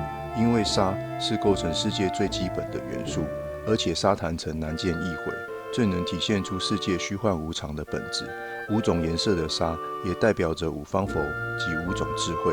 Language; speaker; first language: Chinese; native; Chinese